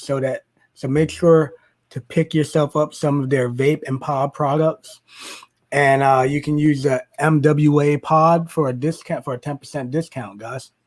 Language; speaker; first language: English; native; English